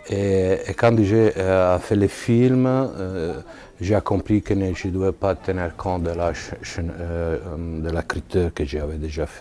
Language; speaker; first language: French; non-native, learner; Italian